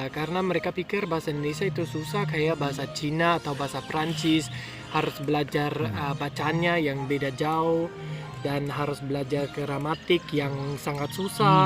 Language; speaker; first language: Indonesian; non-native, fluent; German